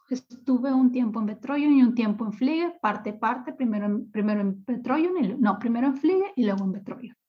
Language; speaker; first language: Spanish; native; Spanish